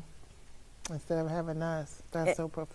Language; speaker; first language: English; native; English